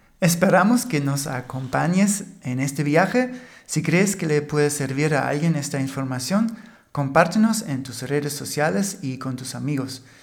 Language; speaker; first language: Spanish; non-native, fluent; German